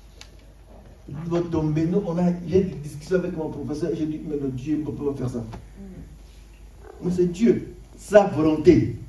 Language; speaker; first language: French; non-native, local second language; Lingala